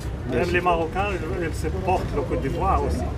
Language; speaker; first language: French; non-native, local second language; Arabic